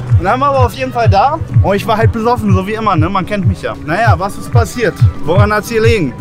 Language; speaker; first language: German; native; German